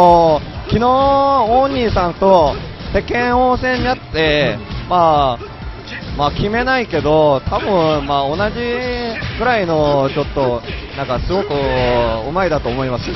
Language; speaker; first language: Japanese; non-native, fluent; Korean